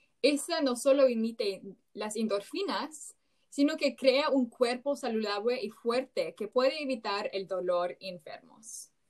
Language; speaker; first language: Spanish; non-native, learner; English